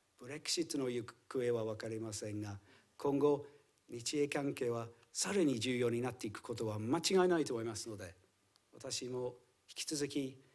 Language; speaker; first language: Japanese; non-native, fluent; English